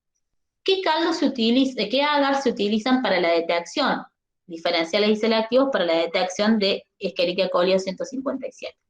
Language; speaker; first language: Spanish; native; Spanish